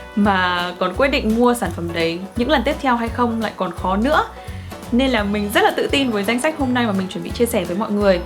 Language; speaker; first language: Vietnamese; native; Vietnamese